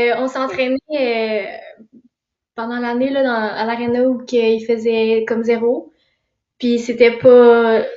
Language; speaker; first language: French; native; French